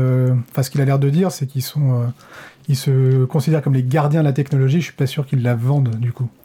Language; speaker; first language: French; native; French